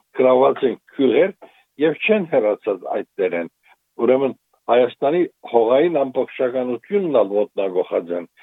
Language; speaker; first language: Armenian; native; Armenian